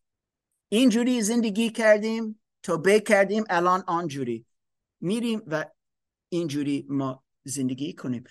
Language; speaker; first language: Persian; non-native, learner; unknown